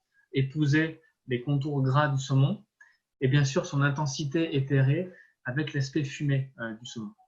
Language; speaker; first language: French; native; French